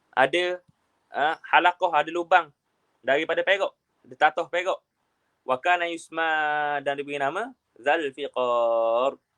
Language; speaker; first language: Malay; native; Malay